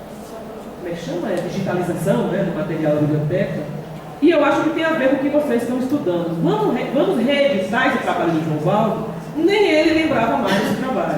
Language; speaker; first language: Portuguese; native; Portuguese